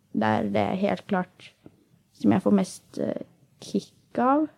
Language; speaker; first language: Norwegian; native; Norwegian